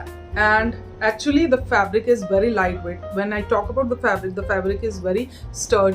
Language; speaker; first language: English; non-native, local second language; Hindi